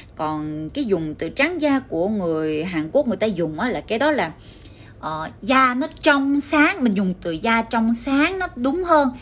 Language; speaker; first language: Vietnamese; early bilingual, heritage; Korean